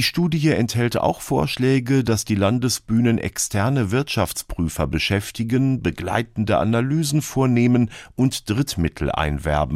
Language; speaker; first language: German; native; German